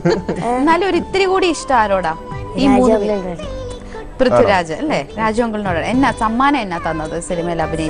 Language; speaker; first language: Malayalam; native; Malayalam